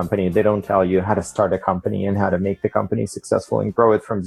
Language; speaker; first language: English; non-native, fluent; Ukrainian